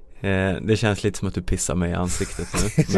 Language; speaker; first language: Swedish; native; Swedish